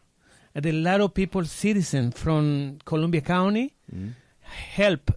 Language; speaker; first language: English; non-native, learner; Spanish